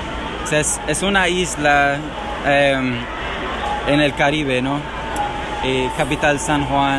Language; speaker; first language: Spanish; non-native, learner; English